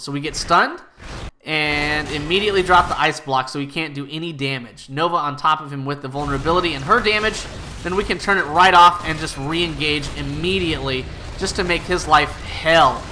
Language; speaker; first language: English; native; English